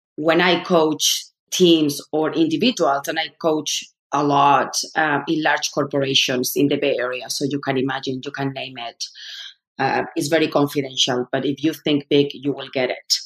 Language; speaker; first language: English; non-native, fluent; Spanish